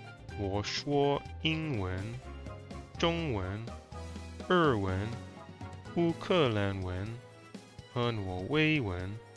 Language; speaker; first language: Chinese; non-native, learner; English